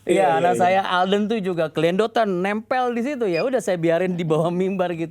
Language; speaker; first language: Indonesian; native; Indonesian